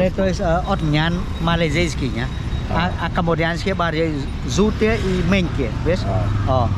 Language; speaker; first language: Polish; non-native, learner; Khmer